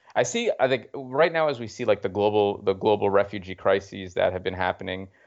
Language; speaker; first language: English; native; English